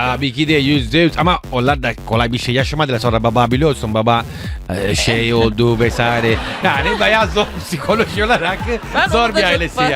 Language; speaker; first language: Turkish; non-native, learner; Italian